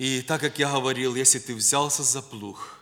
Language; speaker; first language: Polish; non-native, learner; Russian